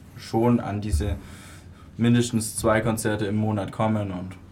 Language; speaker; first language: German; native; German